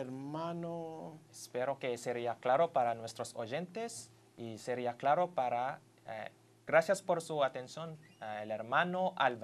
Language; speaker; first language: Spanish; non-native, fluent; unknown